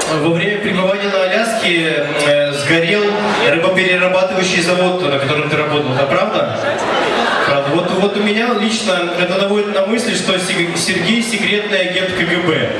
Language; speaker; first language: Russian; native; Russian